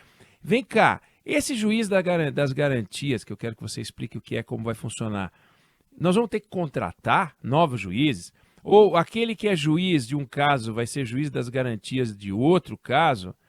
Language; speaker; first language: Portuguese; native; Portuguese